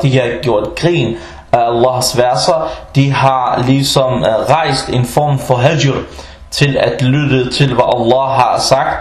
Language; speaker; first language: Danish; early bilingual, other home language; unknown